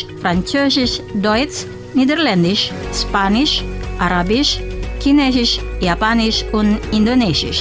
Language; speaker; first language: German; non-native, fluent; Indonesian